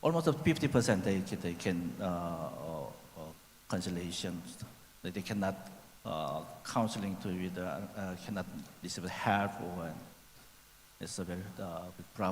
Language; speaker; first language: English; non-native, learner; Korean